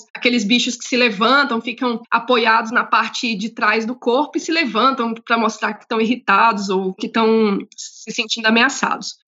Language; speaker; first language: Portuguese; native; Portuguese